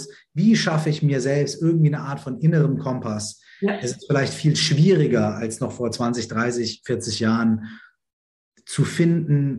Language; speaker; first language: German; native; German